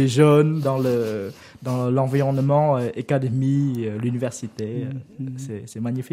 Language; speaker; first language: French; non-native, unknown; Vietnamese